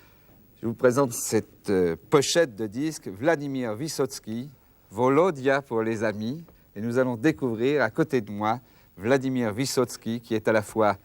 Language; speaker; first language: French; native; French